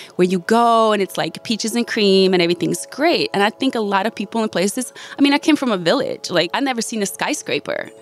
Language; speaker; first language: English; early bilingual, other home language; Bosnian